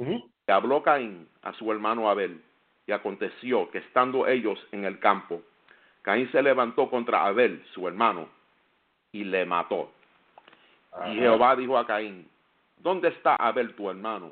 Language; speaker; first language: Spanish; native; Spanish